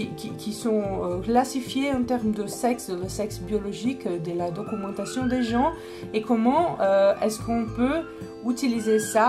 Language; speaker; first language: French; non-native, fluent; Portuguese